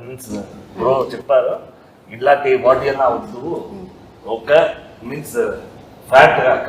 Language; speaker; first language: Telugu; non-native, fluent; Tamil